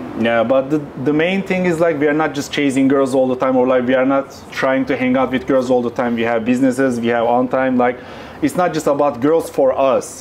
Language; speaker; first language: English; non-native, fluent; Turkish